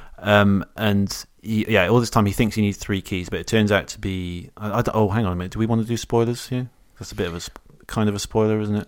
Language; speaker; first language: English; native; English